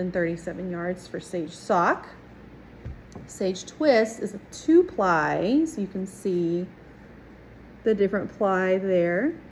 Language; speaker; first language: English; native; English